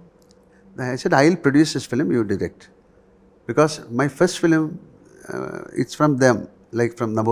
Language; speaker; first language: English; non-native, local second language; Malayalam